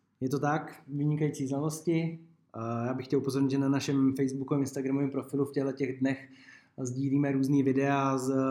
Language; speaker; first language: Czech; native; Czech